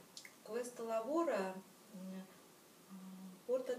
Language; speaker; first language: Italian; non-native, learner; Russian